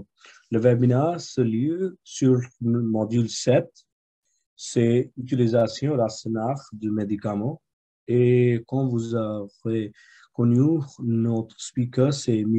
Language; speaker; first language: French; non-native, fluent; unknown